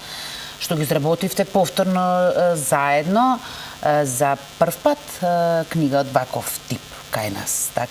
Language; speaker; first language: Macedonian; native; Macedonian